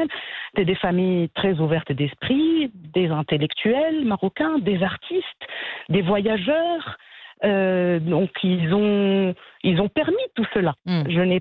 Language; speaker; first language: French; non-native, local second language; Arabic